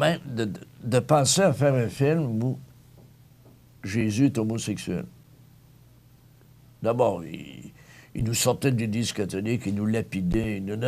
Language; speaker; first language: French; native; French